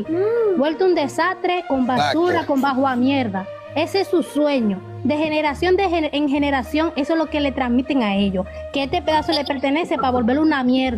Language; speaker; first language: Spanish; native; Spanish